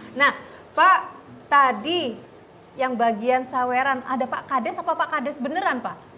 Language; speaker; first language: Indonesian; native; Indonesian